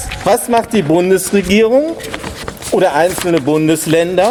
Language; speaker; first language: German; native; German